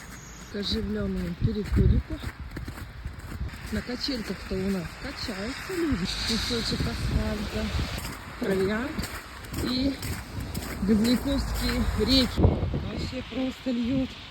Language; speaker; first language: Russian; native; Russian